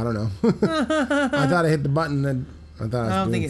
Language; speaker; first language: English; native; English